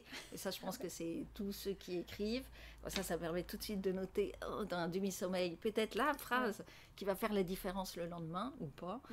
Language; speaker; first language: French; native; French